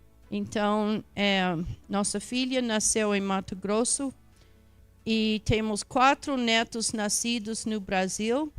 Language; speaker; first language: Portuguese; non-native, fluent; English